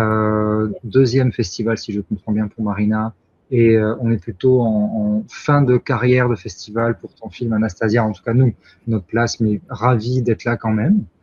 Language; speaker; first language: French; native; French